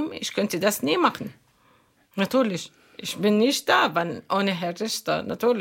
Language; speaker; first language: German; non-native, learner; Arabic